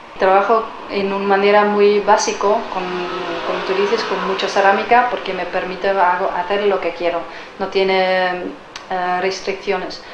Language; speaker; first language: Spanish; non-native, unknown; Dutch